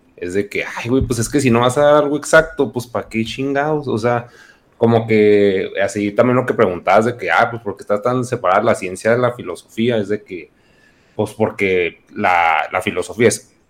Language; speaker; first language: Spanish; native; Spanish